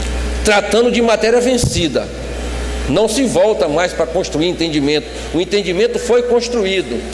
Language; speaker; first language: Portuguese; native; Portuguese